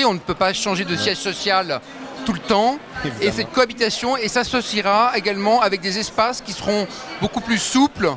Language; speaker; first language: French; native; French